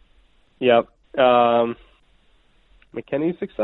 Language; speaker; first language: English; native; English